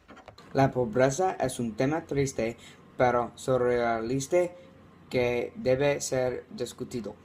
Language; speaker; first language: Spanish; non-native, learner; English